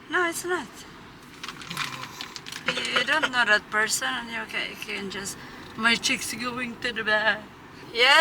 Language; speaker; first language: English; non-native, local second language; Filipino